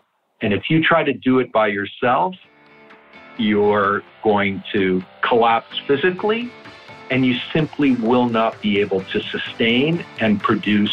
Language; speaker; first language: English; early bilingual, other home language; Italian